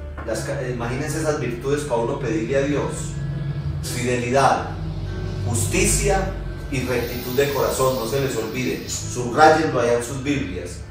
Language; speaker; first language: Spanish; native; Spanish